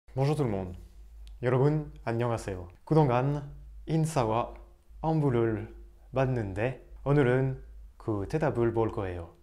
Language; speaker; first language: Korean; non-native, fluent; French